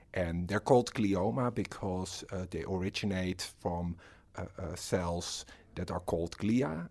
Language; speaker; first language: English; non-native, fluent; Dutch